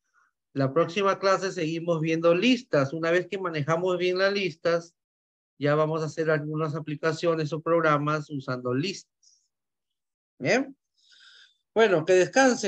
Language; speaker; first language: Spanish; native; Spanish